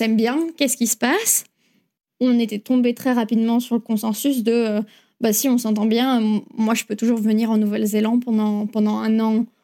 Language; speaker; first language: French; native; French